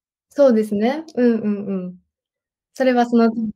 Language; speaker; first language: Japanese; native; Japanese